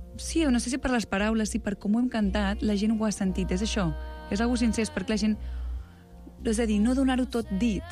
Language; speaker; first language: Catalan; native; Catalan